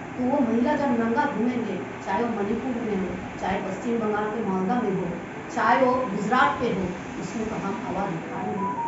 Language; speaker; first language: Hindi; non-native, local second language; Bangla